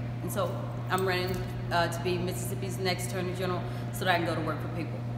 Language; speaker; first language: English; native; English